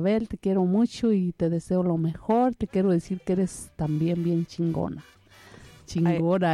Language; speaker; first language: Spanish; native; Spanish